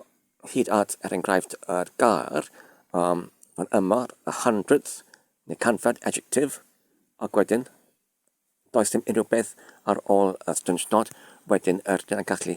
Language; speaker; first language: Welsh; non-native, fluent; English